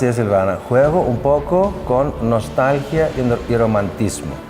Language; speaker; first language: Spanish; non-native, fluent; Greek